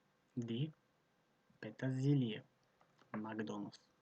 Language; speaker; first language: German; non-native, fluent; Macedonian